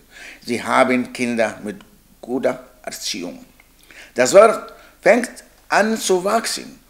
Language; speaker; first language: German; non-native, learner; Arabic